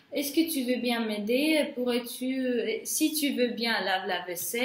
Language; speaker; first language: French; non-native, fluent; Russian